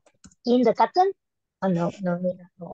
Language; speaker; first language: English; non-native, learner; Malay